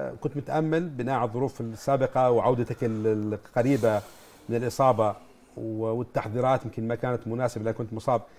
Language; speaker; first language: Arabic; native; Arabic